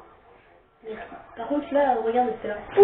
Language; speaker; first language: French; native; French